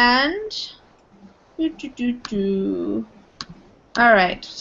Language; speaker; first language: English; native; English